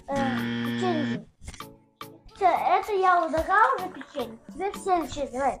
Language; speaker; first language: Russian; non-native, local second language; Kazakh